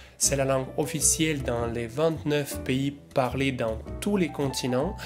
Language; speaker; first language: French; non-native, fluent; Russian